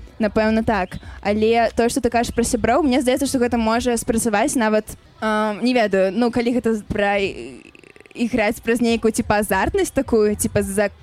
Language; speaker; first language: Belarusian; non-native, local second language; Russian